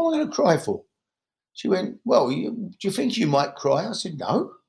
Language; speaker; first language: English; native; English